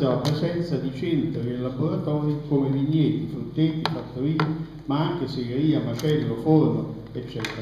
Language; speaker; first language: Italian; native; Italian